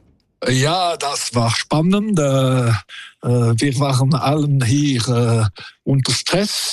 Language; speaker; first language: German; non-native, local second language; French